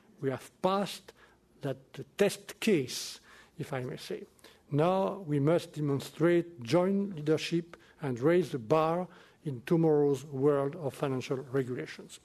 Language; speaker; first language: English; non-native, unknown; French